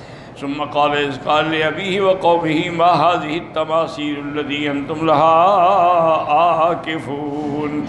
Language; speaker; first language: Arabic; non-native, fluent; Urdu